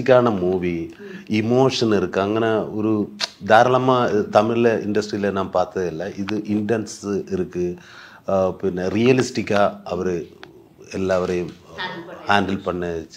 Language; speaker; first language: Tamil; non-native, learner; Malayalam